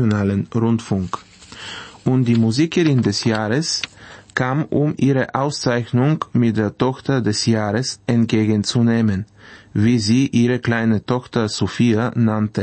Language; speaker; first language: German; non-native, fluent; Bulgarian